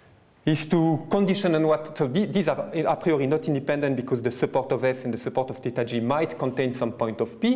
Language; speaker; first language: English; non-native, fluent; French